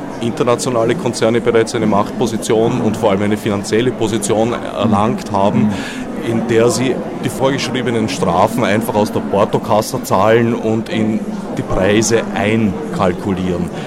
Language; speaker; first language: German; native; German